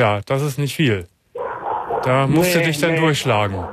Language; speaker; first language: German; native; German